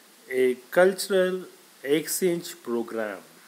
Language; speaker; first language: English; non-native, local second language; Tamil